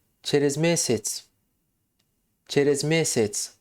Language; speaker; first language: Russian; non-native, fluent; Tajik